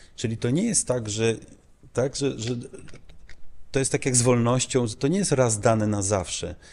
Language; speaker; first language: Polish; early bilingual, heritage; Polish